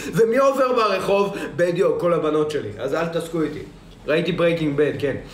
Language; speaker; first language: Hebrew; early bilingual, other home language; Russian